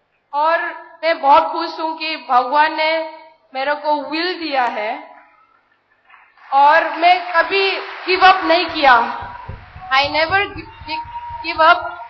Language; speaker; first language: Hindi; non-native, local second language; Manipuri